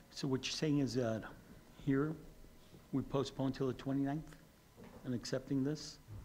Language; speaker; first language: English; native; English